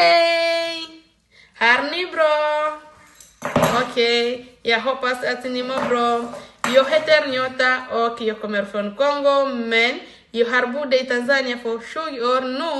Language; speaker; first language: Swedish; non-native, learner; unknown